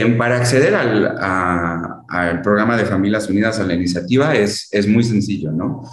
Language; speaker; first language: Spanish; early bilingual, heritage; Spanish